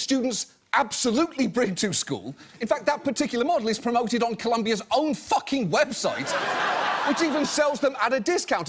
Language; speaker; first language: English; native; English